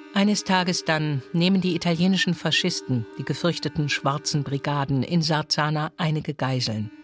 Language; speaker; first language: German; native; German